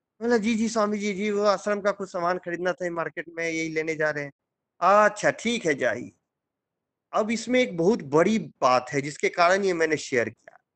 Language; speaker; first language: Hindi; native; Hindi